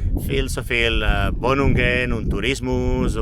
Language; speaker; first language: German; non-native, learner; Spanish